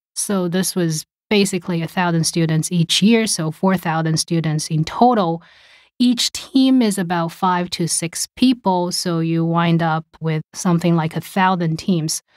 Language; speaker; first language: English; non-native, fluent; Chinese